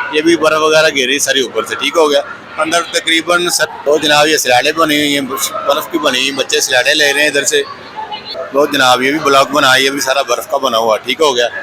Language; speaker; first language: Urdu; non-native, local second language; Punjabi